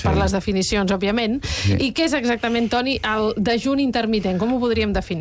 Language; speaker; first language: Catalan; native; Catalan